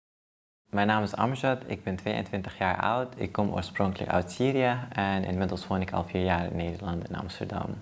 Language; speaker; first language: Dutch; early bilingual, other home language; Arabic